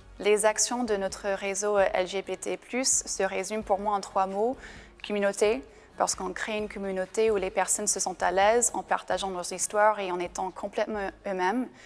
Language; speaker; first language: French; non-native, fluent; English